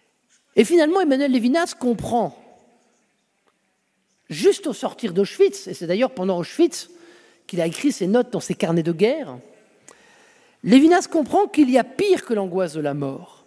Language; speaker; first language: French; native; French